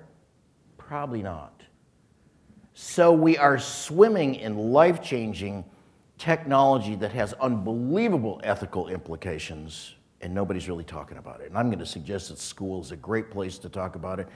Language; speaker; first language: English; native; English